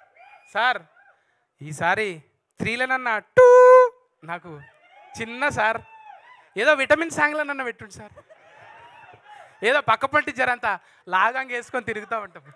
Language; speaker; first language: Telugu; native; Telugu